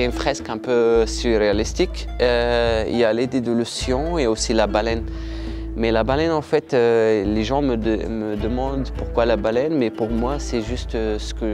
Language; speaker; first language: French; non-native, local second language; Arabic